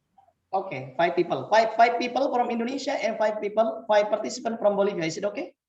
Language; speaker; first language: English; non-native, fluent; Indonesian